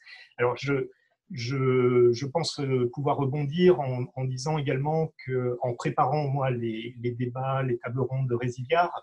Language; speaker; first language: French; native; French